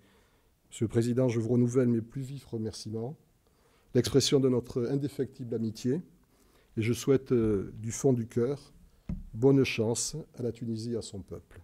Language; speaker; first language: French; native; French